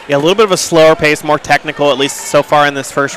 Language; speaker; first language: English; native; English